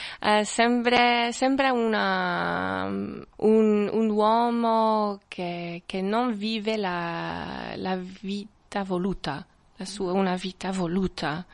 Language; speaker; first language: Italian; non-native, fluent; French